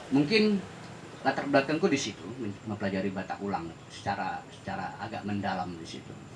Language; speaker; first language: Indonesian; native; Indonesian